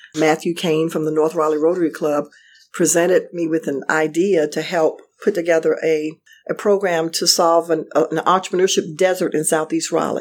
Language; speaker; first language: English; native; English